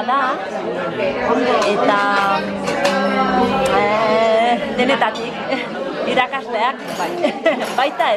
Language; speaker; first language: Basque; non-native, local second language; Spanish